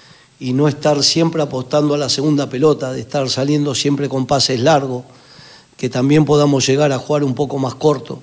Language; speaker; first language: Spanish; native; Spanish